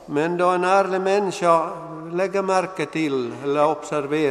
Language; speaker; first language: Swedish; non-native, local second language; Finnish